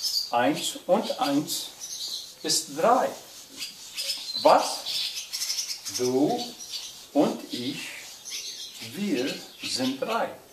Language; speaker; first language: German; non-native, learner; English